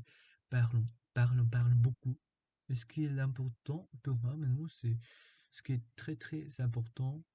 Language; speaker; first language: French; non-native, fluent; Korean